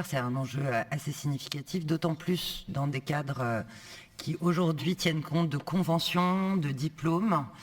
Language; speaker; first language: French; native; French